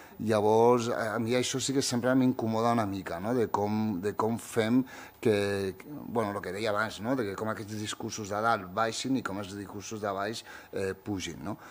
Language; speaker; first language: Catalan; early bilingual, other home language; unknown